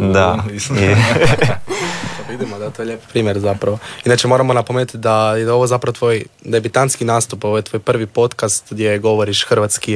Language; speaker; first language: Serbian; native; Serbian